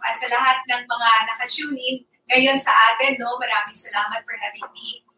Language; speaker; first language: Filipino; non-native, local second language; Iloko